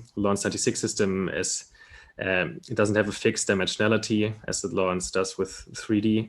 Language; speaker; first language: English; non-native, fluent; German